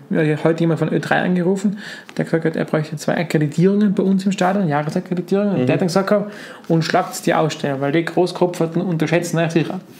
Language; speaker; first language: German; native; German